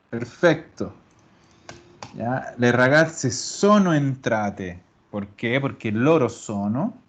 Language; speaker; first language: Italian; non-native, fluent; Spanish